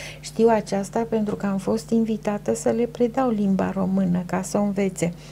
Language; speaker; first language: Romanian; native; Romanian